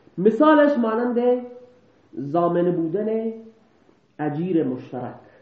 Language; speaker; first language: Persian; non-native, local second language; Baluchi